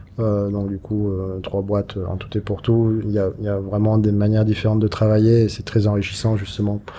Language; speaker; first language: French; native; French